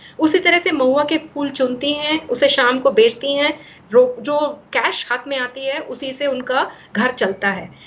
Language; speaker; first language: Hindi; non-native, local second language; Gujarati